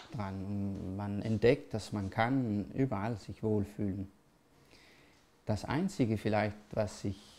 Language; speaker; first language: German; non-native, fluent; Danish